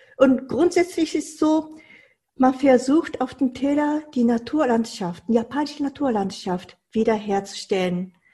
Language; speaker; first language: German; non-native, fluent; Japanese